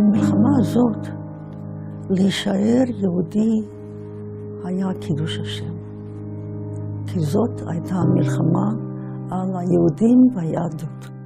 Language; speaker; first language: Hebrew; non-native, fluent; Yiddish